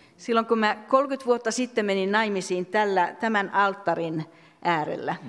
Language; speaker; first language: Finnish; native; Finnish